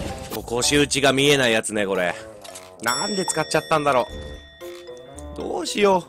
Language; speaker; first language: Japanese; native; Japanese